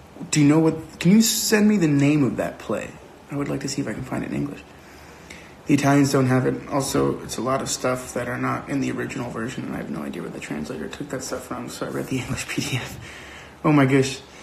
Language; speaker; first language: English; early bilingual, other home language; Spanish